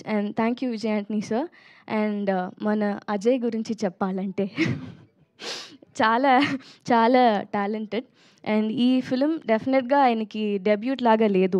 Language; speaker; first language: Telugu; non-native, learner; Tamil